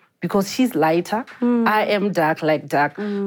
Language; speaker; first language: English; non-native, local second language; Venda